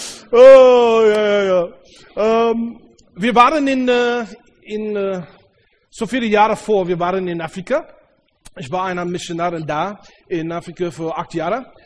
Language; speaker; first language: German; non-native, learner; English